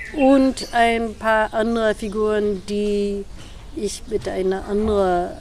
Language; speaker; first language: German; non-native, fluent; English